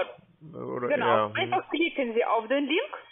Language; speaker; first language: German; non-native, learner; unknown